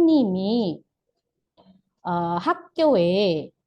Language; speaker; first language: Korean; non-native, fluent; Indonesian